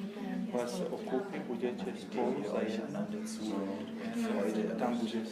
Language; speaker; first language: Slovak; non-native, learner; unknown